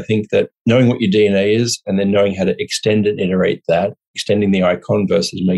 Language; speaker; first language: English; native; English